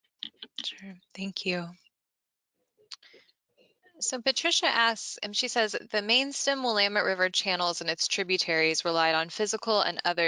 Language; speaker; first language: English; native; English